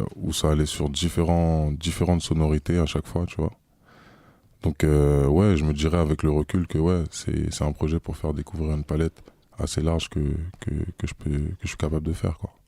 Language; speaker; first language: French; native; French